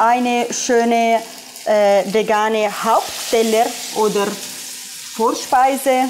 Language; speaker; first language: German; non-native, fluent; Italian